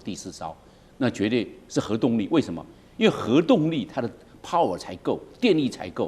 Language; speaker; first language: Chinese; native; Chinese